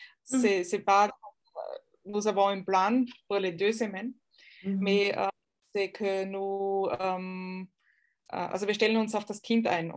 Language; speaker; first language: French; non-native, fluent; German